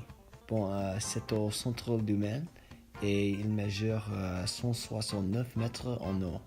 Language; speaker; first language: French; non-native, learner; English